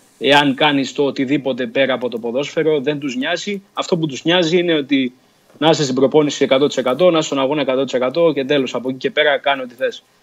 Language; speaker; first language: Greek; early bilingual, other home language; Portuguese